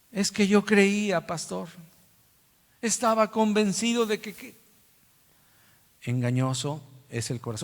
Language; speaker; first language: Spanish; native; Spanish